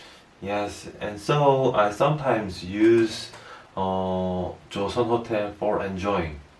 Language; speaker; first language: English; non-native, learner; Korean